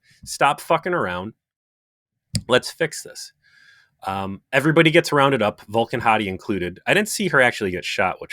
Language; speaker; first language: English; native; English